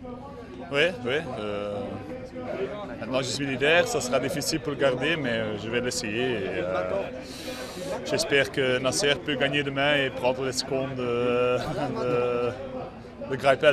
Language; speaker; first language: French; non-native, fluent; Dutch